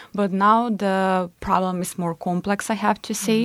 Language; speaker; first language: English; non-native, fluent; Macedonian